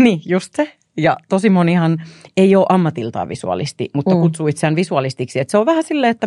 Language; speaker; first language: Finnish; native; Finnish